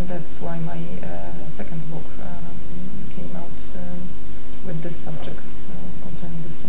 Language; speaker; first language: English; non-native, fluent; Polish